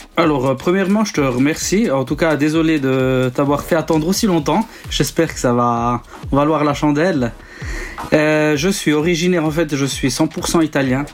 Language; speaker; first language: French; non-native, local second language; Italian